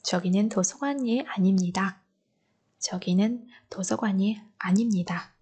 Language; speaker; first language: Korean; non-native, fluent; Vietnamese